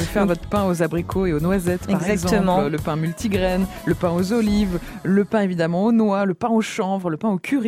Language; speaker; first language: French; native; French